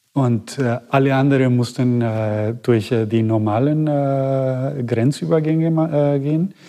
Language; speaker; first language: German; non-native, fluent; Spanish